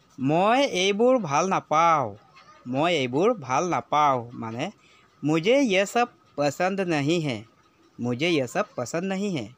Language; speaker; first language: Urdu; non-native, local second language; Assamese